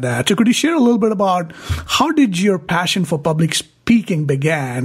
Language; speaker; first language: English; non-native, local second language; Hindi